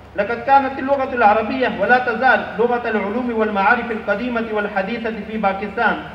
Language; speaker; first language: Arabic; non-native, fluent; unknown